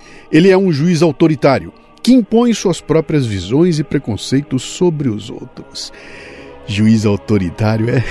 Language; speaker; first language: Portuguese; native; Portuguese